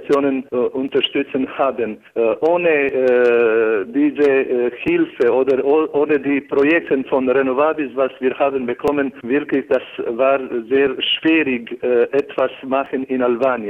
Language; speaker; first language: German; non-native, learner; Albanian